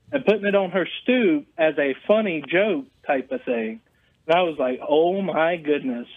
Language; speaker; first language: English; native; English